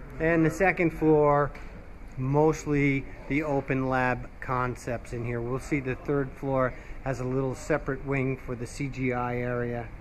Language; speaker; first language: English; native; English